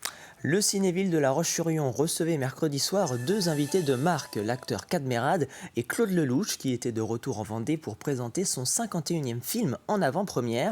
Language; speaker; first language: French; native; French